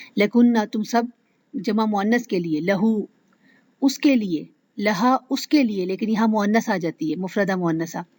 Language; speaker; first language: Urdu; native; Urdu